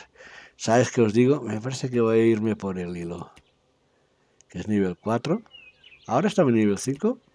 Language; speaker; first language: Spanish; native; Spanish